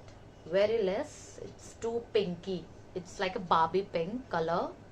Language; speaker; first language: English; non-native, local second language; Hindi